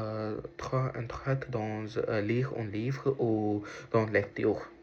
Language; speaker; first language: French; non-native, learner; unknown